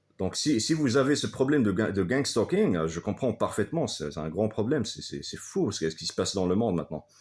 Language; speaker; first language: French; non-native, fluent; Arabic